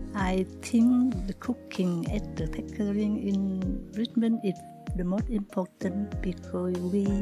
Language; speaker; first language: English; non-native, learner; Vietnamese